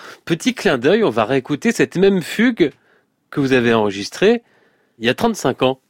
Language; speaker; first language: French; native; French